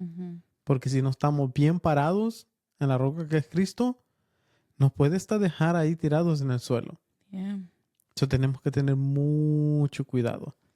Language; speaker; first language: Spanish; early bilingual, heritage; Spanish